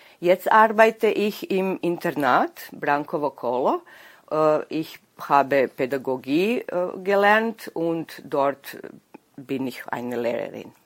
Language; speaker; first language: German; non-native, local second language; Serbian